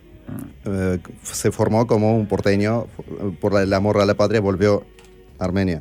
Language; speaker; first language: Spanish; non-native, fluent; Armenian